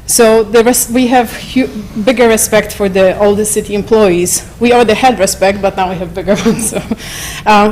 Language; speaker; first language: English; non-native, fluent; Polish